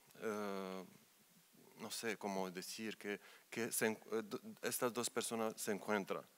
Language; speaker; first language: Spanish; non-native, learner; Romanian